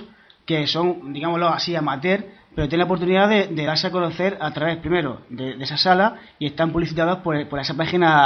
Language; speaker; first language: Spanish; native; Spanish